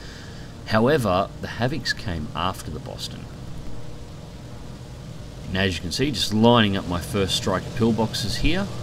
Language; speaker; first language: English; native; English